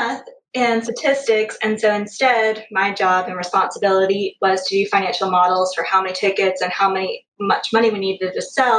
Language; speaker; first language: English; native; English